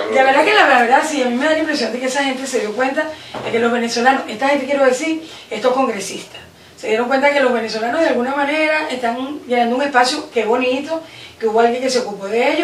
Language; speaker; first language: Spanish; native; Spanish